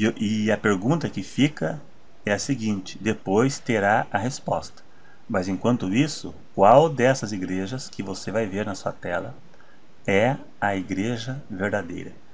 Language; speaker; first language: Portuguese; native; Portuguese